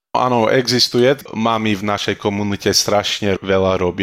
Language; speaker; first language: Slovak; early bilingual, heritage; Slovak